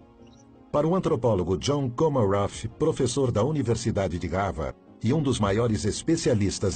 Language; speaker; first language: Portuguese; native; Portuguese